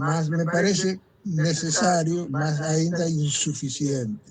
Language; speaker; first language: Portuguese; non-native, fluent; Spanish